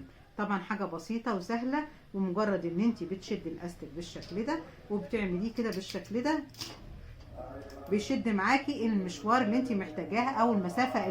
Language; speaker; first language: Arabic; native; Arabic